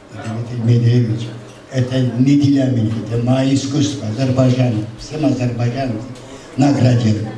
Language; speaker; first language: Russian; non-native, local second language; Azerbaijani